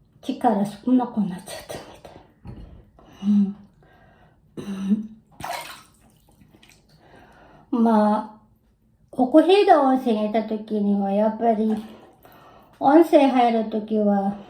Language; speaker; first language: Japanese; non-native, learner; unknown